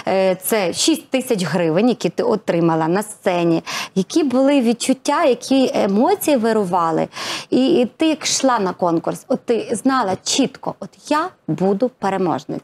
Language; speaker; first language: Ukrainian; native; Ukrainian